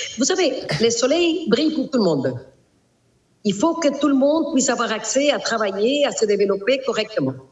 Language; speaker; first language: French; non-native, fluent; Spanish